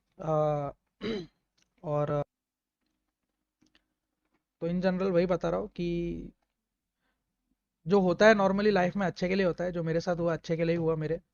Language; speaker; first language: Hindi; native; Hindi